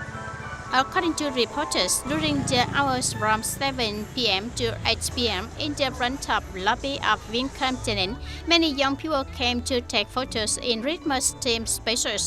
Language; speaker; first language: English; non-native, fluent; Vietnamese